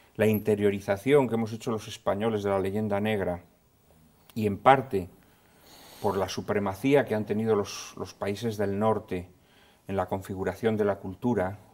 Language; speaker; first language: Spanish; native; Spanish